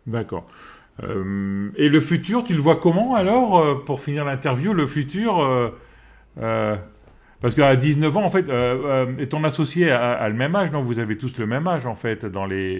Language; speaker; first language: French; native; French